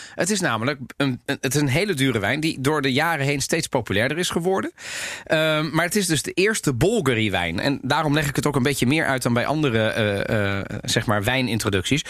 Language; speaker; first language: Dutch; native; Dutch